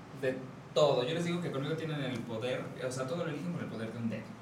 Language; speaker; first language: Spanish; native; Spanish